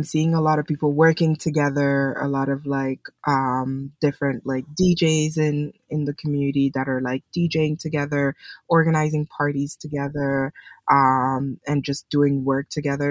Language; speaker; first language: English; native; English